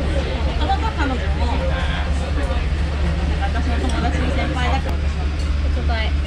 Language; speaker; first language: Japanese; non-native, learner; German